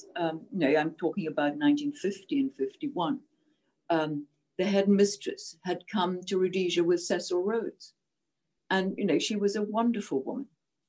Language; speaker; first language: English; non-native, local second language; Czech